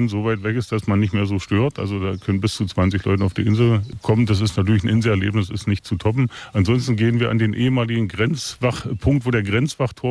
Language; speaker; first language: German; native; German